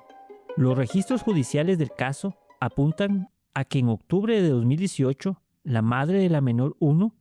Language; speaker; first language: Spanish; native; Spanish